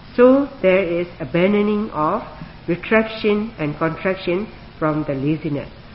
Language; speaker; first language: English; non-native, fluent; Burmese